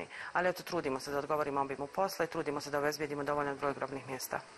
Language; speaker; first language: Croatian; native; Croatian